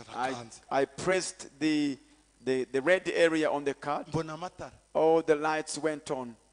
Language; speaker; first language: English; non-native, fluent; Kinyarwanda